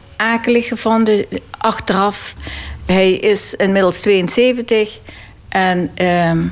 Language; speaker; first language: Dutch; native; Dutch